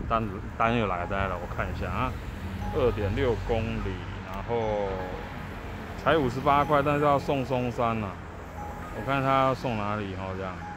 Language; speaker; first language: Chinese; native; Chinese